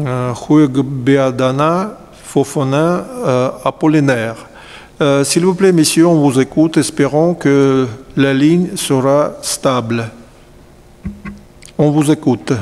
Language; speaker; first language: French; non-native, fluent; Russian